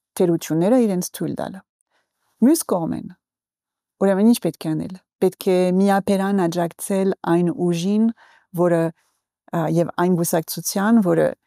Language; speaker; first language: Armenian; early bilingual, heritage; Armenian